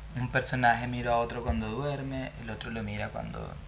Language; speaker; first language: Spanish; native; Spanish